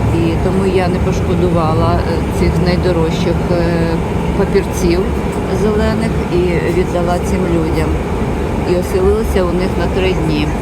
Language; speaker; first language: Ukrainian; native; Ukrainian